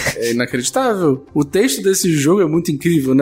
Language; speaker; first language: Portuguese; native; Portuguese